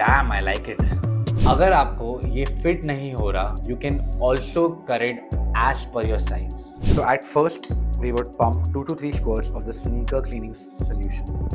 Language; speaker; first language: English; non-native, local second language; Hindi